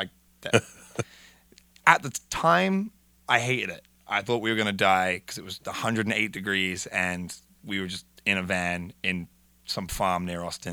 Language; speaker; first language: English; native; English